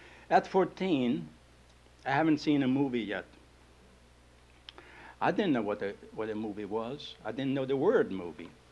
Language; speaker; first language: English; non-native, fluent; Lithuanian